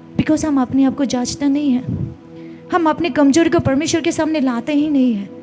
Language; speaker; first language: Hindi; non-native, local second language; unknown